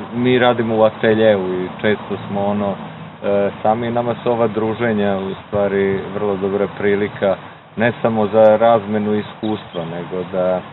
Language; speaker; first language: Croatian; early bilingual, heritage; Croatian